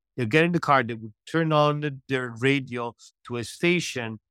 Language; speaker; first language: English; non-native, fluent; Italian